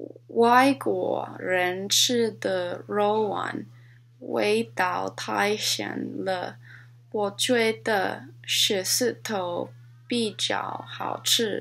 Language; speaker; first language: Chinese; non-native, learner; English